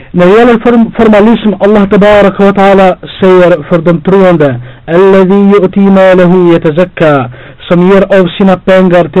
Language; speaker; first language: Swedish; non-native, fluent; Albanian